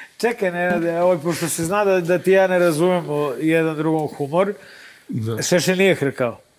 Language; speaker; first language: Serbian; native; Serbian